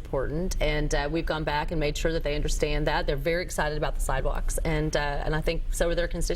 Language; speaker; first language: English; native; English